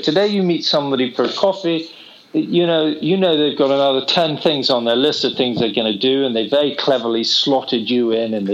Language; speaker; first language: English; native; English